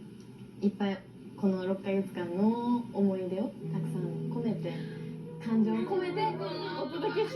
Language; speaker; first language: Japanese; native; Japanese